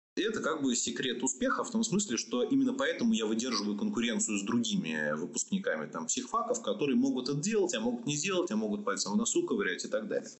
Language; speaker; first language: Russian; native; Russian